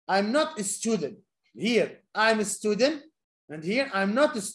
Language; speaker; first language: English; non-native, fluent; Arabic